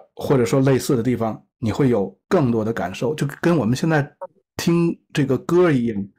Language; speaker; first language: Chinese; native; Chinese